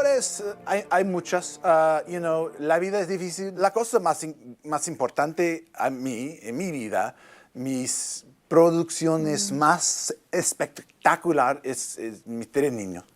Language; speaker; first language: Spanish; non-native, learner; English